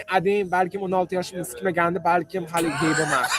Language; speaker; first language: Uzbek; non-native, local second language; Kara-Kalpak